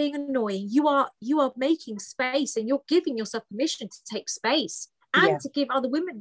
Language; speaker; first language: English; early bilingual, other home language; Greek